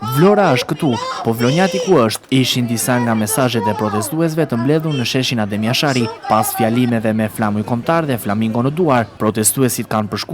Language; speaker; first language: Albanian; native; Albanian